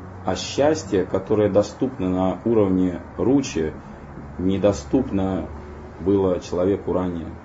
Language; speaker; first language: Russian; native; Russian